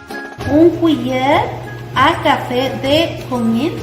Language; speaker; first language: French; non-native, learner; Spanish